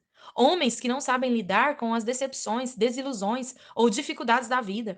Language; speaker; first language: Portuguese; native; Portuguese